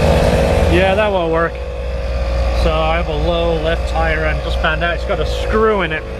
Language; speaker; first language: English; native; English